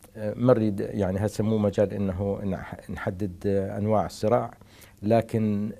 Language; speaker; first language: Arabic; native; Arabic